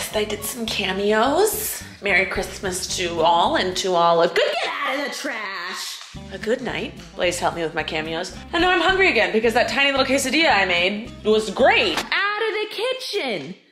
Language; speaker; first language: English; native; English